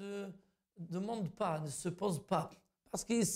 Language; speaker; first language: French; non-native, fluent; Arabic